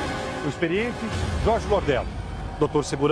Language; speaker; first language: Portuguese; native; Portuguese